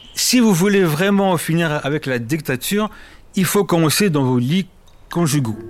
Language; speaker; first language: French; early bilingual, other home language; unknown